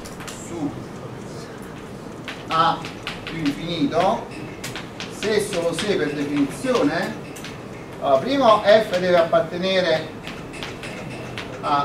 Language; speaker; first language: Italian; native; Italian